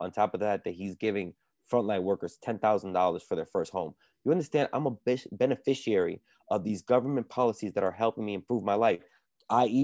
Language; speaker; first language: English; early bilingual, other home language; Spanish